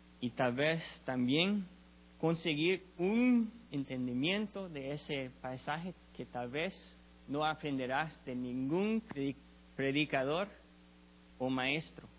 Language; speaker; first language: Spanish; non-native, learner; English